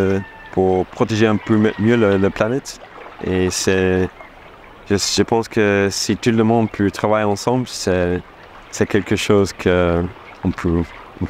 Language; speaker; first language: French; non-native, fluent; English